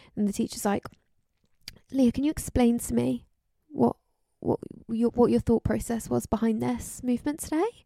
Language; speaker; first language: English; native; English